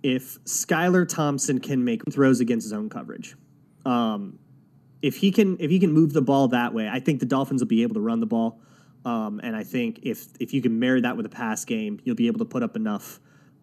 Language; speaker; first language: English; native; English